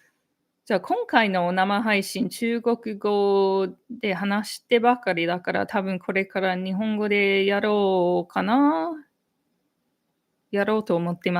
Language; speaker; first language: Japanese; non-native, fluent; English